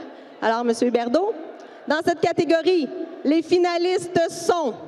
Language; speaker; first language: French; native; French